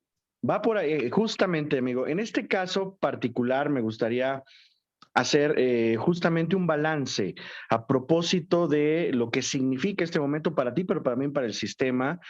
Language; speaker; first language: Spanish; native; Spanish